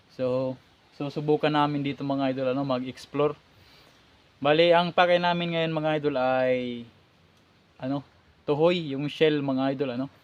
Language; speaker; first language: Filipino; native; Filipino